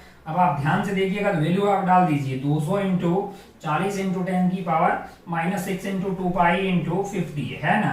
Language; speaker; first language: Hindi; native; Hindi